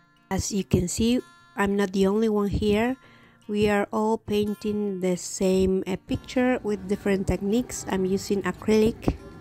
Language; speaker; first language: English; non-native, learner; Spanish